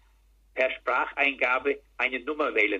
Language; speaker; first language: German; native; German